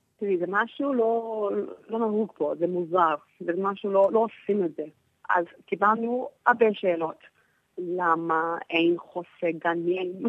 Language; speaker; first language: Hebrew; non-native, fluent; English